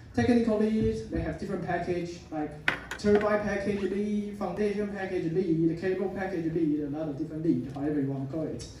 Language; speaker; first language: English; non-native, fluent; Chinese